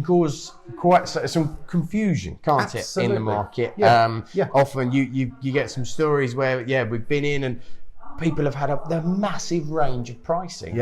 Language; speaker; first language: English; native; English